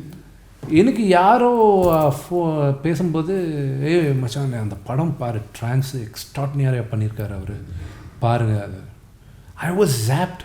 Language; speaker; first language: Tamil; non-native, local second language; Telugu